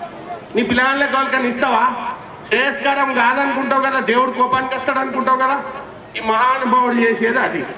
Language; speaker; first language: Telugu; native; Telugu